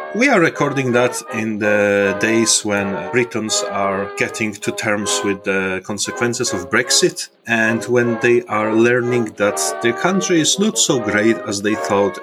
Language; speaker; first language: English; non-native, fluent; Polish